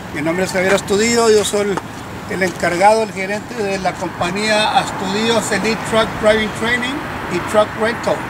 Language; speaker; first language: Spanish; early bilingual, heritage; Spanish